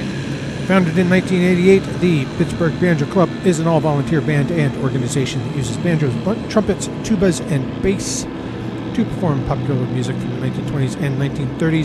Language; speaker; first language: English; native; English